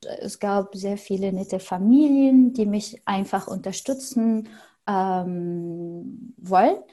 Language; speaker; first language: German; non-native, fluent; Arabic